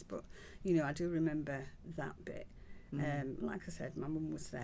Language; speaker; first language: English; native; English